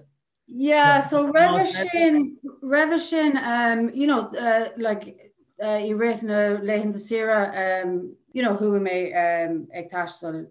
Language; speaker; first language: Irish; non-native, local second language; English